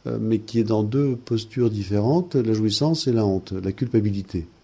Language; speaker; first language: French; native; French